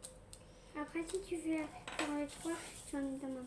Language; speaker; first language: French; native; French